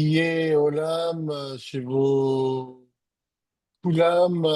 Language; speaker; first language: Hebrew; non-native, learner; French